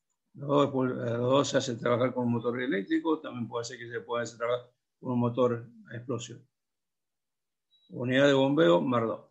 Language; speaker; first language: Spanish; native; Spanish